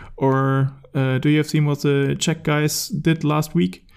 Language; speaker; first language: English; non-native, fluent; German